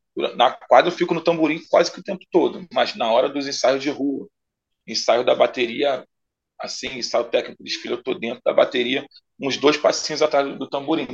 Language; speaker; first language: Portuguese; native; Portuguese